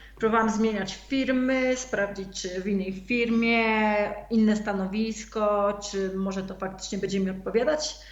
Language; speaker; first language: Polish; native; Polish